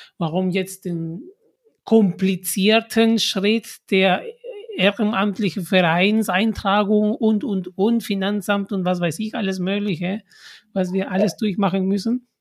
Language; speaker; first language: German; non-native, fluent; Spanish